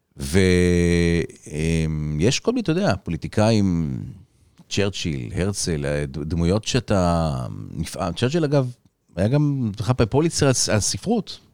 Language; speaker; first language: Hebrew; native; Hebrew